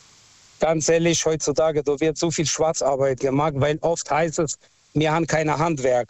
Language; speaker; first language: German; non-native, fluent; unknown